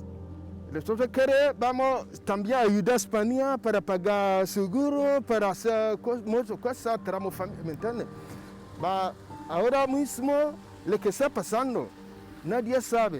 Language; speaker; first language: Spanish; non-native, learner; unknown